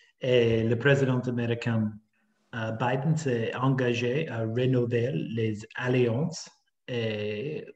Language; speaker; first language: French; non-native, fluent; English